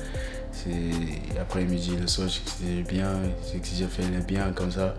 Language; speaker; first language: French; non-native, learner; Portuguese